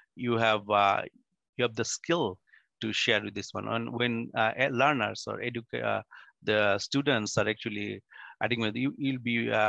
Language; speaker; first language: English; non-native, local second language; Bangla